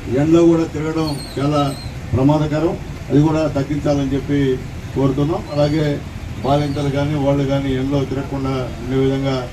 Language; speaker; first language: Telugu; native; Telugu